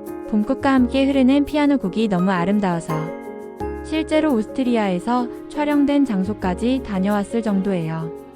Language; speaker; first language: Korean; non-native, fluent; Japanese